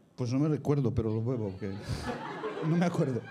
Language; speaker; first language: Spanish; non-native, fluent; Romanian